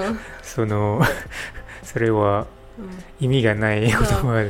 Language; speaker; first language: Japanese; non-native, learner; English